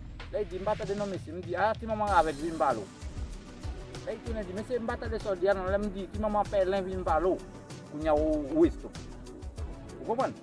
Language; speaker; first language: French; non-native, learner; Haitian Creole